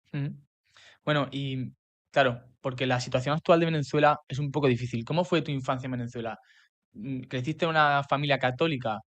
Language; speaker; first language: Spanish; native; Spanish